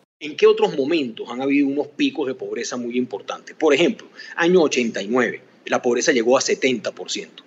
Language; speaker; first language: Spanish; native; Spanish